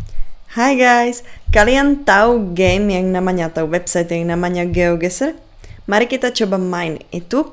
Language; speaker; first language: Indonesian; non-native, fluent; Czech